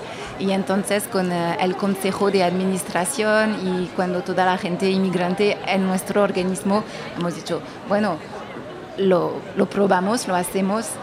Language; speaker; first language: Spanish; non-native, fluent; French